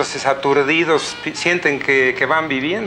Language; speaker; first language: Spanish; native; Spanish